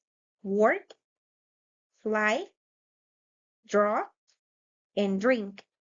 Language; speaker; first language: English; non-native, fluent; Spanish